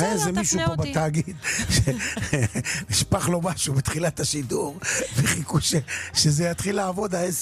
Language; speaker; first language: Hebrew; native; Hebrew